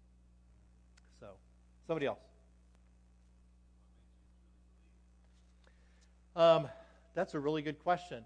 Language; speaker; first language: English; native; English